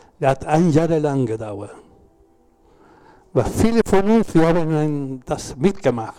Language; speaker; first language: German; non-native, learner; Spanish